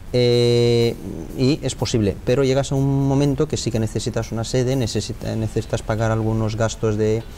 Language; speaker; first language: Spanish; non-native, fluent; Romanian